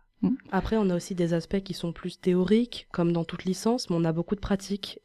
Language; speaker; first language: French; native; French